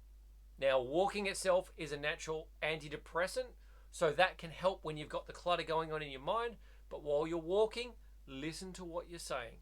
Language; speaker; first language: English; native; English